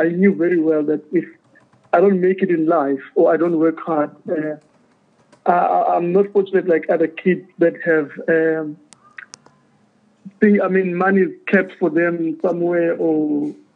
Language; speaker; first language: English; non-native, local second language; Zulu